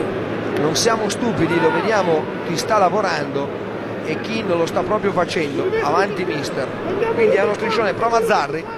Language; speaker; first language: Italian; native; Italian